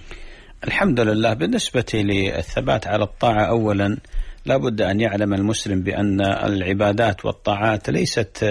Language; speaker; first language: Arabic; native; Arabic